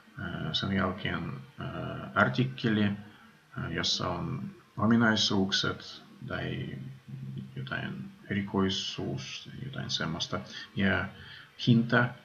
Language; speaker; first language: Finnish; non-native, fluent; Russian